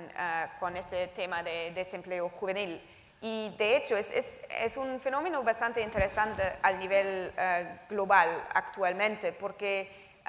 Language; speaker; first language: Spanish; non-native, fluent; German